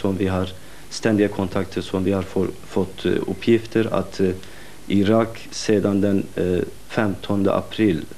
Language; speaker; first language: Swedish; non-native, fluent; Kurdish